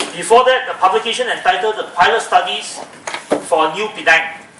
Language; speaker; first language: English; non-native, local second language; Chinese